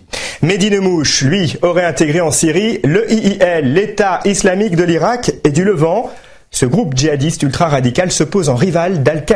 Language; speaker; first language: French; native; French